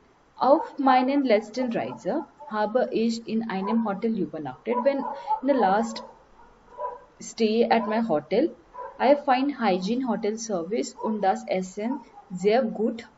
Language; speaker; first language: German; non-native, learner; Marathi